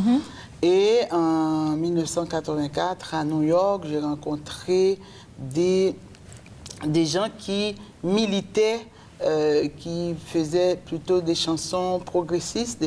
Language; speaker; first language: French; native; French